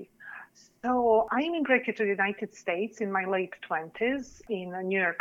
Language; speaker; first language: English; non-native, fluent; Serbian